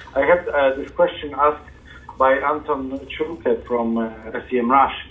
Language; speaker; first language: English; non-native, fluent; Polish